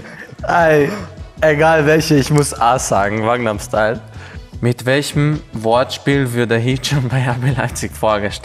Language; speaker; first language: German; non-native, fluent; Hungarian